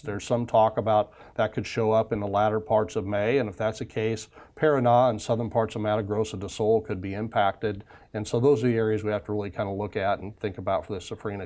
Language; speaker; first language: English; native; English